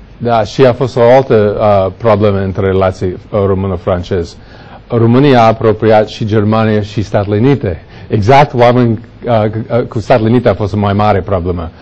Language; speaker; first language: Romanian; non-native, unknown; English